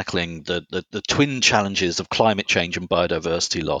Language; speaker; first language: English; native; English